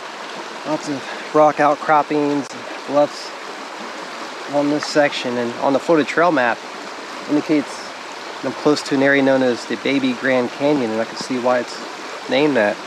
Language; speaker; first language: English; native; English